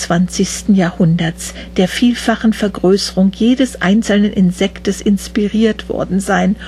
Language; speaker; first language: German; native; German